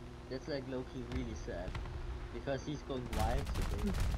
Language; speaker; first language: English; non-native, fluent; German